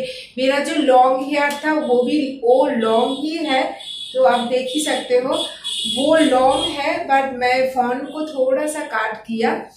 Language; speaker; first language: Hindi; non-native, local second language; Bangla